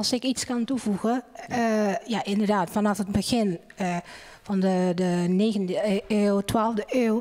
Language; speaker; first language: Dutch; non-native, fluent; Indonesian